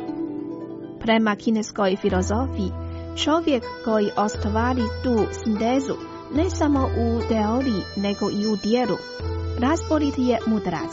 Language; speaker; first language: Croatian; non-native, fluent; Chinese